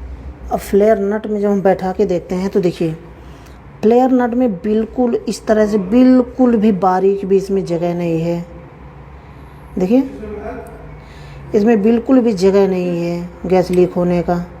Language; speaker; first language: Hindi; native; Hindi